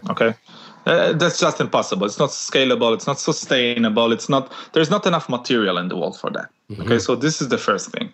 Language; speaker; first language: English; non-native, fluent; Hebrew